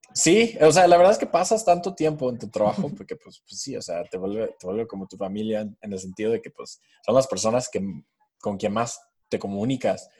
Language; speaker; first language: Spanish; non-native, fluent; English